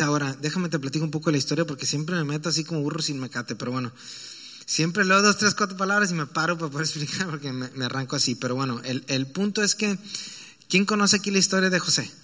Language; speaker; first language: Spanish; native; Spanish